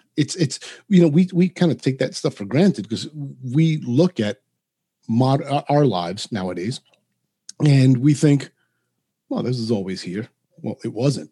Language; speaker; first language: English; early bilingual, other home language; Spanish